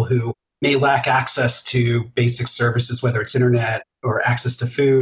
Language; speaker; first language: English; native; English